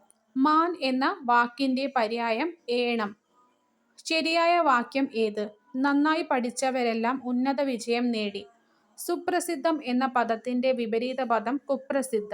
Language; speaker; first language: Malayalam; native; Malayalam